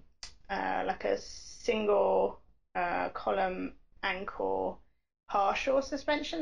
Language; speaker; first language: English; native; English